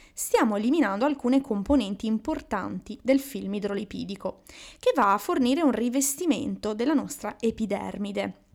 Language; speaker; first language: Italian; native; Italian